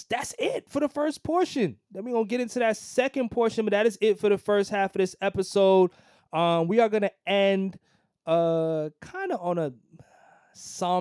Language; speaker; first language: English; native; English